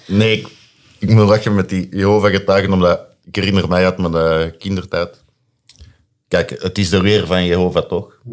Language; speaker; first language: Dutch; native; Dutch